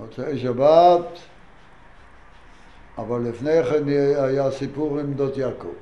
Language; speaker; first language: Hebrew; non-native, fluent; Yiddish